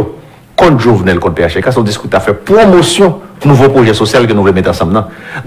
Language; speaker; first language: French; non-native, local second language; Haitian Creole